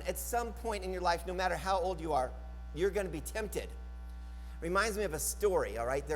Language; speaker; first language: English; native; English